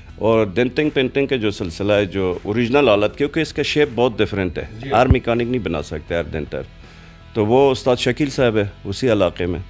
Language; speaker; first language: Urdu; non-native, local second language; Punjabi